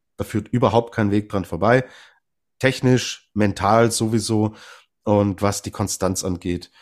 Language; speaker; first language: German; native; German